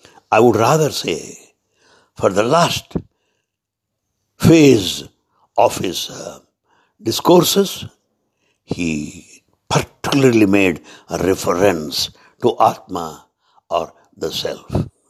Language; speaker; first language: English; non-native, local second language; Telugu